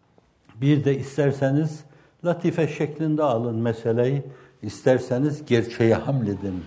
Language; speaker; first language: Turkish; native; Turkish